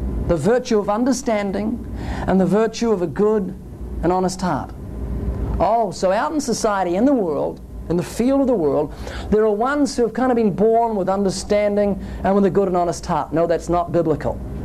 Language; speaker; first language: English; native; English